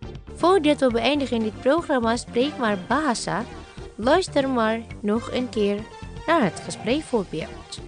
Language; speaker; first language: Dutch; non-native, fluent; Indonesian